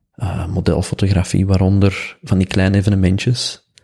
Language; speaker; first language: Dutch; native; Dutch